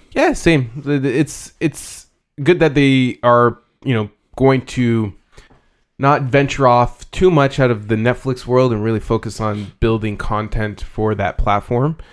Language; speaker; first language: English; early bilingual, other home language; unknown